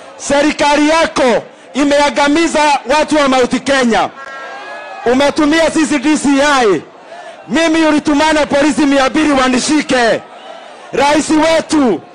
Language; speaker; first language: Swahili; non-native, local second language; Kikuyu